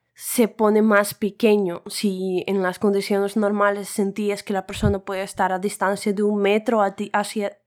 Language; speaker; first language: Spanish; non-native, fluent; Russian